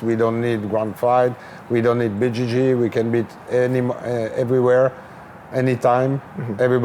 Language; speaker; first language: English; non-native, learner; French